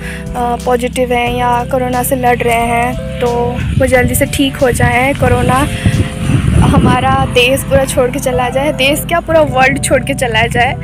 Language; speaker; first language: Hindi; native; Hindi